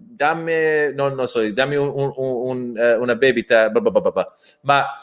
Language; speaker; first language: Italian; non-native, learner; English